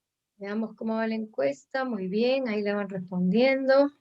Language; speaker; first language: Spanish; native; Spanish